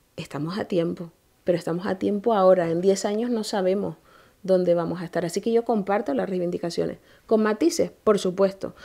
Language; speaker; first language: Spanish; native; Spanish